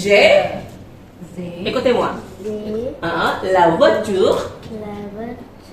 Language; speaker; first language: French; non-native, fluent; Indonesian